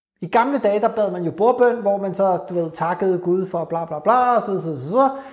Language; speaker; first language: Danish; early bilingual, other home language; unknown